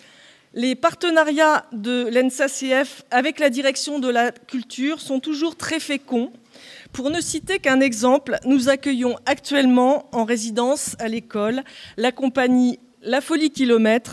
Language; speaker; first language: French; native; French